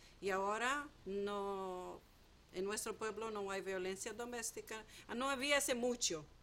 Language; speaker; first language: Spanish; non-native, fluent; Portuguese